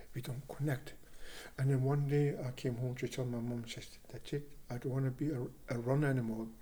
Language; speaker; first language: English; non-native, fluent; Kalaallisut